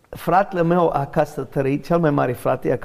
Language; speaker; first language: Romanian; non-native, learner; English